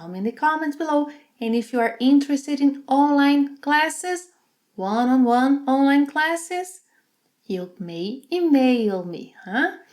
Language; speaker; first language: English; non-native, fluent; Portuguese